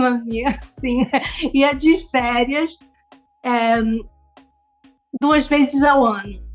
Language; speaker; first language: Portuguese; non-native, local second language; Spanish